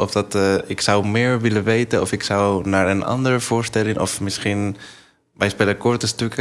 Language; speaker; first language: Dutch; non-native, fluent; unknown